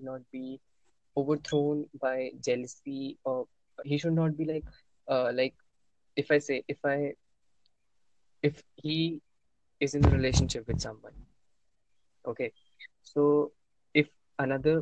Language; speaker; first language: English; non-native, local second language; Hindi